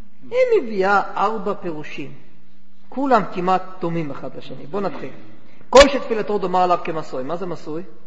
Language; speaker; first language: Hebrew; non-native, fluent; English